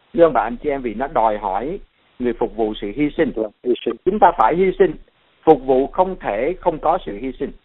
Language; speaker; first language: Vietnamese; native; Vietnamese